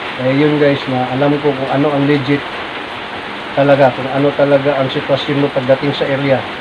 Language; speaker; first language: Filipino; non-native, local second language; Cebuano